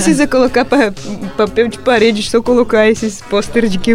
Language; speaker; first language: Portuguese; non-native, fluent; Russian